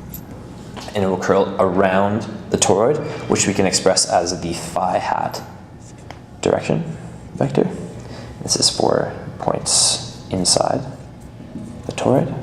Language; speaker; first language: English; native; English